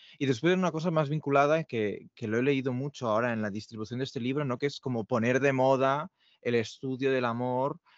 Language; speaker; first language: Spanish; non-native, local second language; Catalan